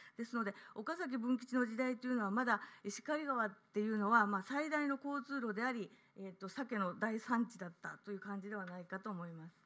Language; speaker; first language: Japanese; native; Japanese